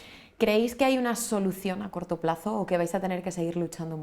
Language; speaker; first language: Spanish; native; Spanish